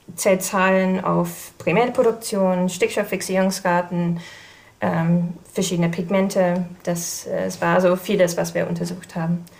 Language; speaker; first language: German; non-native, fluent; English